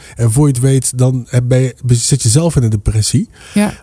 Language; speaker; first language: Dutch; early bilingual, other home language; Papiamento